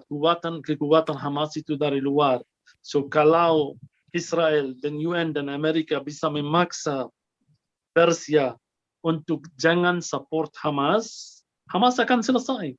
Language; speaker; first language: Indonesian; non-native, fluent; Arabic